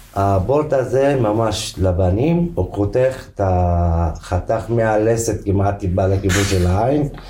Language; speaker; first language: Hebrew; non-native, local second language; Arabic